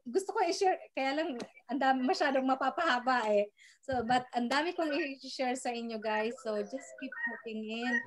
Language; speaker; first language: Filipino; native; Filipino